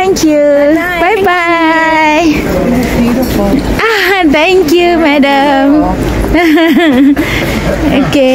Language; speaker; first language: English; non-native, learner; Indonesian